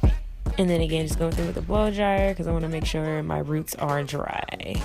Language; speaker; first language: English; native; English